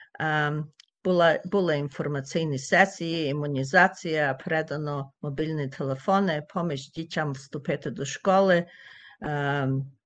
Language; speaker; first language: Ukrainian; early bilingual, heritage; Ukrainian